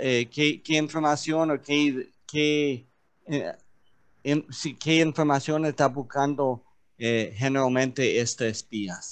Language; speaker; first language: Spanish; non-native, learner; English